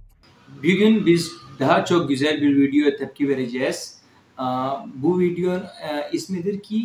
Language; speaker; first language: Turkish; non-native, fluent; Urdu